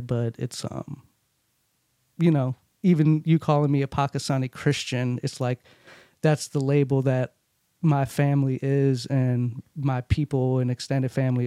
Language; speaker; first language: English; early bilingual, other home language; Urdu